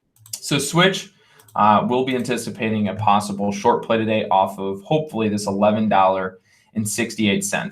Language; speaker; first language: English; native; English